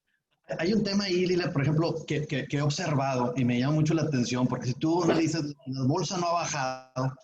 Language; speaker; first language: Spanish; native; Spanish